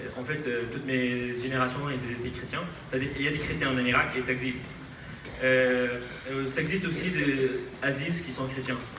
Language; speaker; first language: French; non-native, fluent; Aramaic